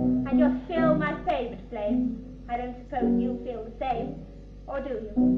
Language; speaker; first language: English; native; English